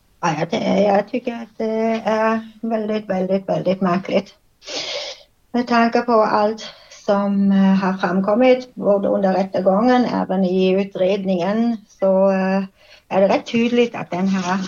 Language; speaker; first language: Swedish; non-native, fluent; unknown